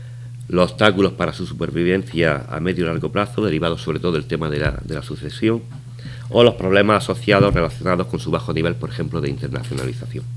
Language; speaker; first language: Spanish; native; Spanish